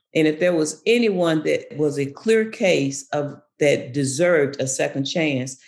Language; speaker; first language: English; native; English